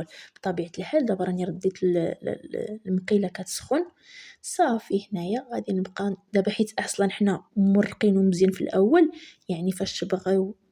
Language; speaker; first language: Arabic; native; Arabic